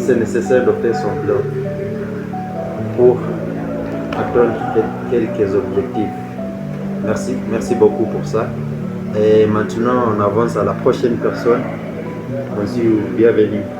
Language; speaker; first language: French; non-native, fluent; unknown